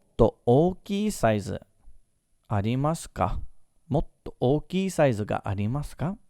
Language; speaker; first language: Japanese; non-native, fluent; English